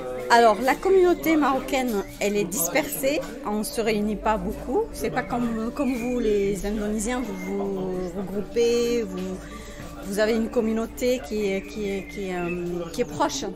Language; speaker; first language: French; non-native, local second language; Arabic